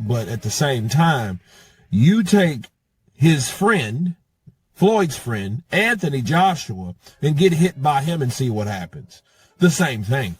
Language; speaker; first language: English; native; English